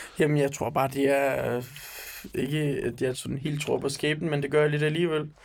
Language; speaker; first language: Danish; early bilingual, other home language; Turkish